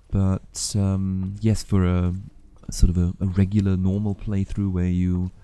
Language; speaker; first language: English; native; English